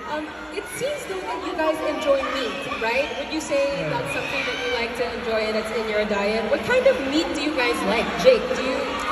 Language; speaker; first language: English; non-native, local second language; Filipino